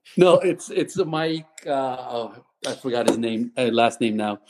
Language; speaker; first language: English; non-native, local second language; Cebuano